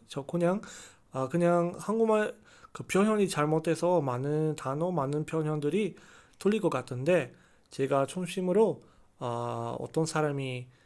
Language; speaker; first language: Korean; non-native, learner; Chinese